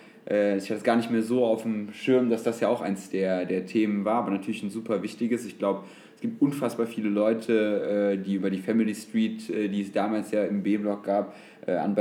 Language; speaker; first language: German; native; German